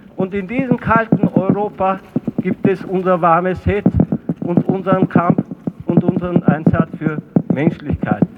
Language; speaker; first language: German; early bilingual, other home language; Turkish